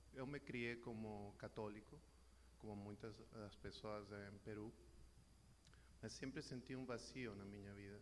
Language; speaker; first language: Portuguese; non-native, learner; Spanish